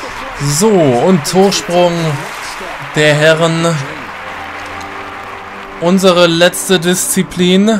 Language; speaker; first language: German; native; German